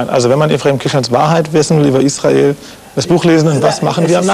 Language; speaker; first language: German; native; German